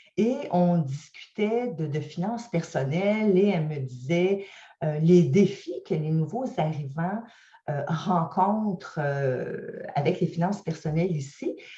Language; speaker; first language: French; native; French